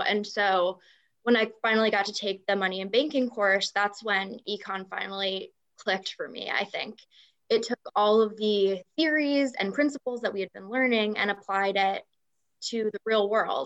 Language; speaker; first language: English; native; English